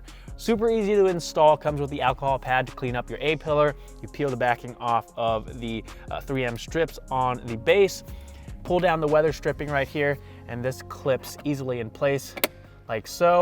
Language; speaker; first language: English; native; English